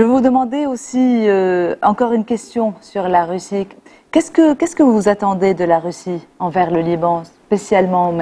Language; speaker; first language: French; non-native, local second language; Arabic